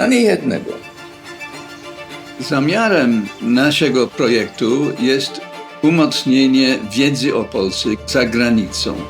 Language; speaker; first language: Polish; non-native, fluent; English